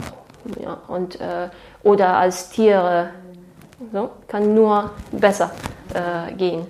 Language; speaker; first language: German; non-native, fluent; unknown